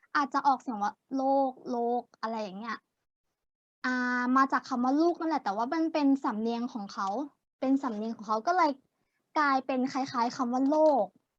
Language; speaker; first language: Thai; native; Thai